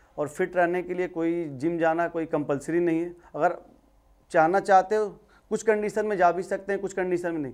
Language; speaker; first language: Hindi; native; Hindi